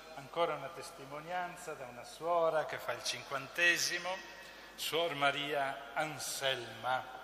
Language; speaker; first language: Italian; native; Italian